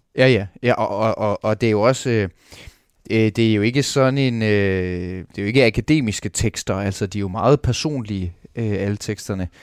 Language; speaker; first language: Danish; native; Danish